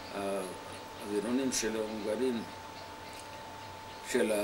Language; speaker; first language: Hebrew; non-native, fluent; Hungarian